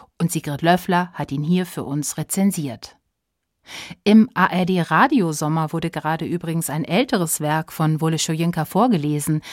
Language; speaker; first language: German; native; German